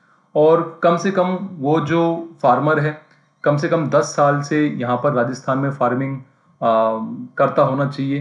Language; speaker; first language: Hindi; native; Hindi